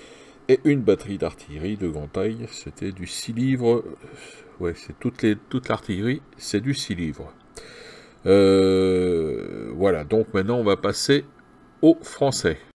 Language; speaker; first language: French; native; French